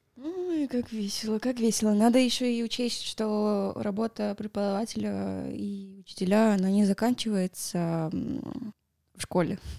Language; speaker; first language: Russian; non-native, fluent; Spanish